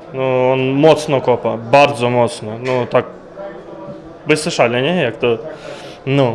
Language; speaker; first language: Polish; non-native, learner; Ukrainian